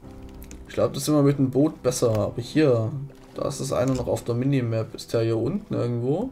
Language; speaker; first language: German; native; German